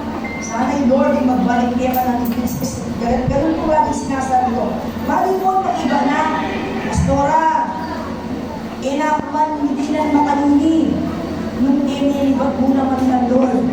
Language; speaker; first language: Filipino; native; Filipino